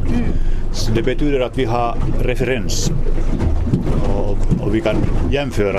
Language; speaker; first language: Swedish; non-native, local second language; Finnish